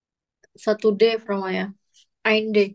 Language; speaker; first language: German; non-native, learner; Indonesian